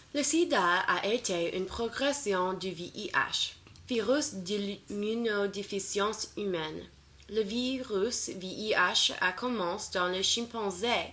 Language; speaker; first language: French; non-native, learner; English